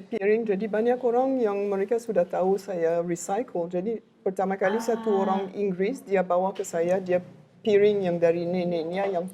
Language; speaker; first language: Indonesian; non-native, learner; French